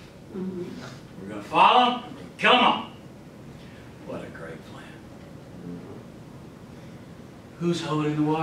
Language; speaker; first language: English; native; English